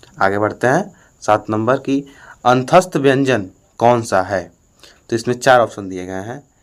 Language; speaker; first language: Hindi; native; Hindi